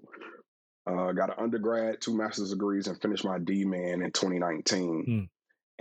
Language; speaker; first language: English; native; English